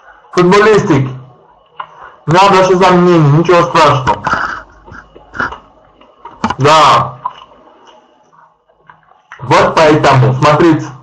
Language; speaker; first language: Russian; non-native, learner; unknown